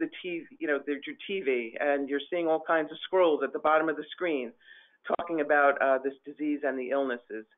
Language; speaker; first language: English; native; English